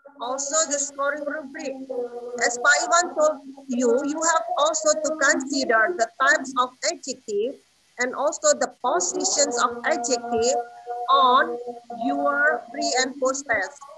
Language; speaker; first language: English; non-native, fluent; Indonesian